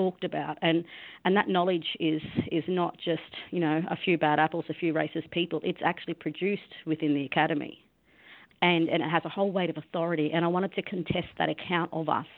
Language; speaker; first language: English; native; English